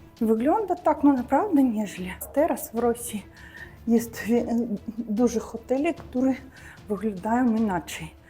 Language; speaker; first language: Polish; non-native, learner; Russian